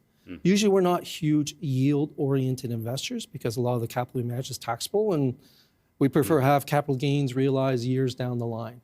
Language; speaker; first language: English; native; English